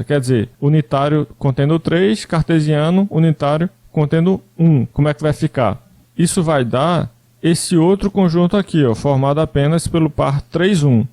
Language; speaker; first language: Portuguese; native; Portuguese